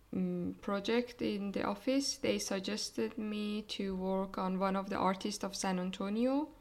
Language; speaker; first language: English; non-native, fluent; Persian